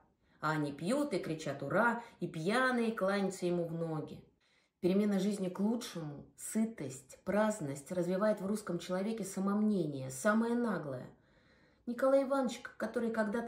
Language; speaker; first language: Russian; native; Russian